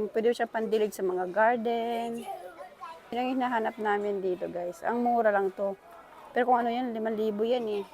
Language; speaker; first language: Filipino; native; Filipino